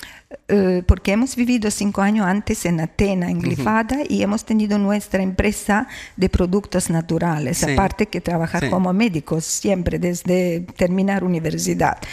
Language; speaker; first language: Spanish; non-native, fluent; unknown